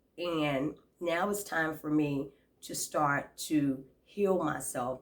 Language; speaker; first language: English; native; English